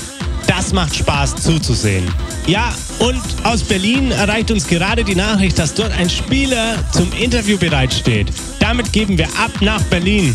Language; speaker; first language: German; native; German